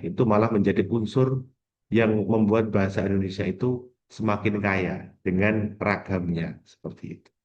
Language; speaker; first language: Indonesian; non-native, local second language; Javanese